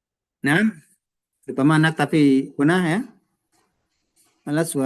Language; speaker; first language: Arabic; non-native, fluent; Indonesian